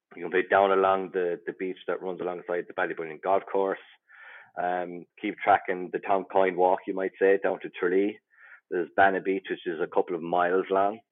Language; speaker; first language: English; native; English